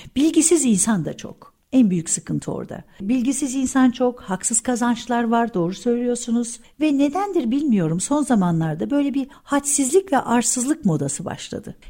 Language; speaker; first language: Turkish; early bilingual, heritage; Turkish